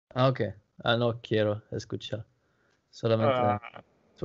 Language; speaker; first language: Spanish; non-native, learner; Danish